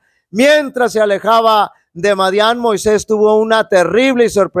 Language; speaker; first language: Spanish; native; Spanish